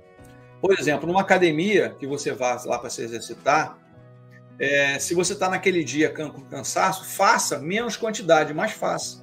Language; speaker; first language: Portuguese; native; Portuguese